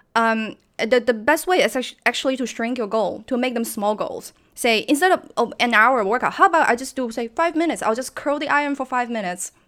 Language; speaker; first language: English; non-native, fluent; Chinese